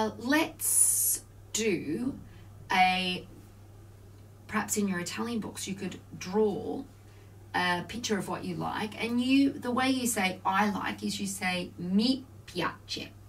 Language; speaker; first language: English; native; English